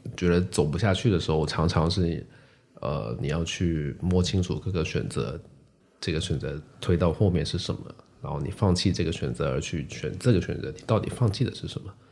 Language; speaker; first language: Chinese; non-native, local second language; Min Nan Chinese